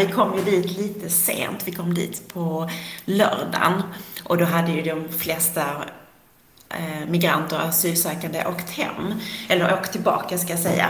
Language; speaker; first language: Swedish; native; Swedish